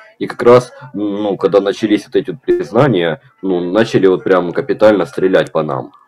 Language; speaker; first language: Russian; native; Russian